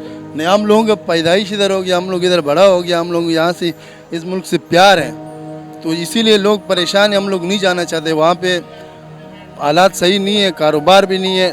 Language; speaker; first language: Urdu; early bilingual, other home language; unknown